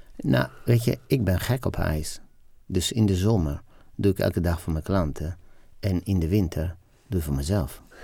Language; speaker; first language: Dutch; non-native, fluent; Italian